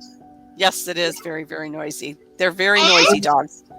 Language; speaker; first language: English; native; English